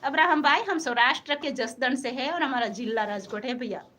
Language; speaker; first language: Hindi; non-native, local second language; Gujarati